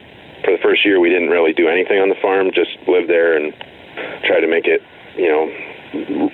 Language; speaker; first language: English; native; English